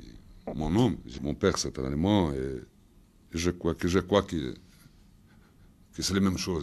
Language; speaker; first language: French; non-native, fluent; Portuguese